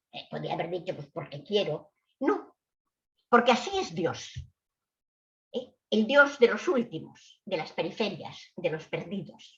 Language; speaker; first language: Spanish; native; Spanish